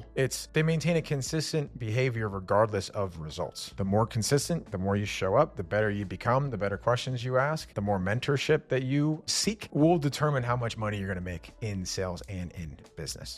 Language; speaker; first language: English; native; English